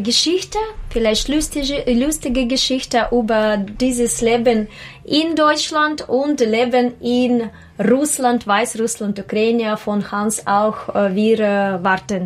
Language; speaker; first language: German; non-native, learner; Russian